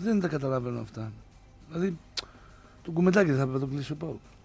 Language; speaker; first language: Greek; native; Greek